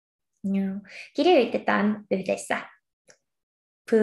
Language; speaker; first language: Finnish; non-native, fluent; Korean